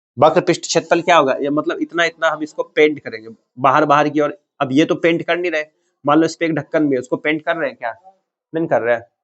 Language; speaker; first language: Hindi; native; Hindi